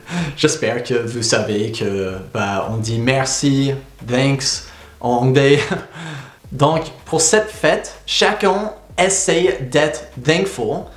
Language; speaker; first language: French; non-native, fluent; English